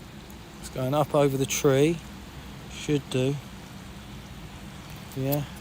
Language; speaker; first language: English; native; English